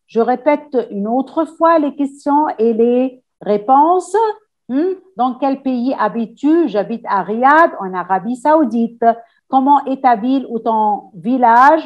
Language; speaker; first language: French; non-native, fluent; Arabic